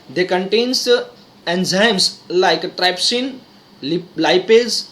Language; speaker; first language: English; non-native, local second language; Gujarati